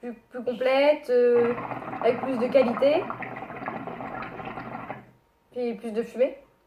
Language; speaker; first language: French; native; French